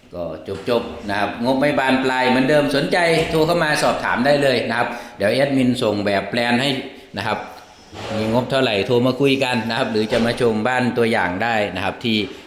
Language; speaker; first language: Thai; native; Thai